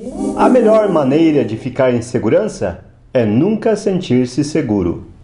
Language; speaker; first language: Portuguese; native; Portuguese